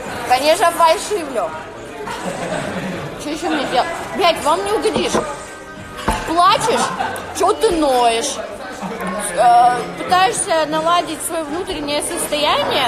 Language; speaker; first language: Russian; native; Russian